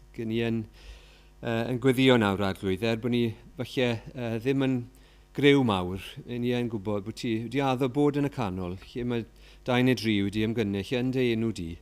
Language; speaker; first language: Welsh; native; Welsh